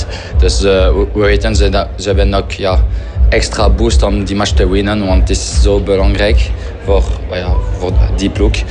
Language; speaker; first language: Dutch; non-native, fluent; French